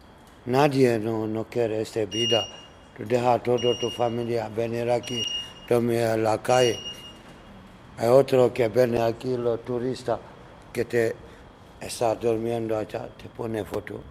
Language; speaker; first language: Spanish; non-native, learner; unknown